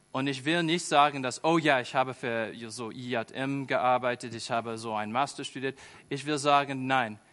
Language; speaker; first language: German; non-native, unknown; English